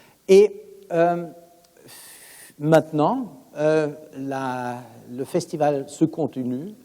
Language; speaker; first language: French; non-native, fluent; German